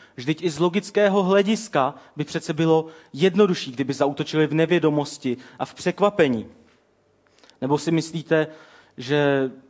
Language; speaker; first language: Czech; native; Czech